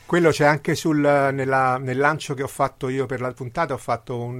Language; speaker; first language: Italian; native; Italian